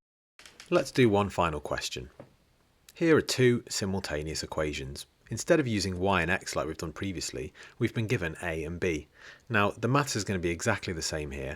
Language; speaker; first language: English; native; English